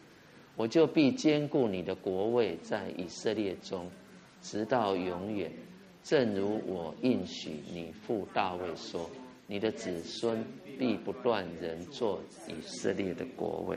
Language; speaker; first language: Chinese; native; Chinese